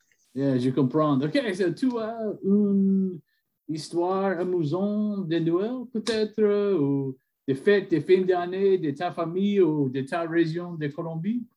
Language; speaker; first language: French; non-native, learner; English